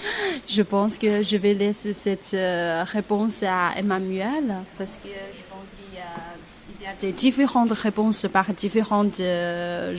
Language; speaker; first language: French; non-native, fluent; Chinese